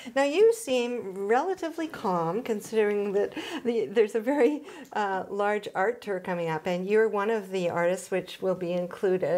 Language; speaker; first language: English; native; English